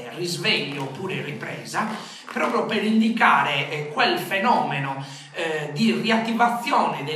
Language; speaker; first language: Italian; native; Italian